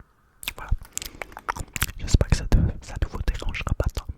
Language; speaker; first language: French; native; French